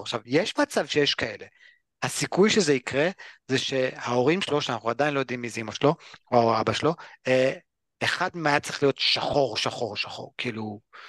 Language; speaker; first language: Hebrew; early bilingual, other home language; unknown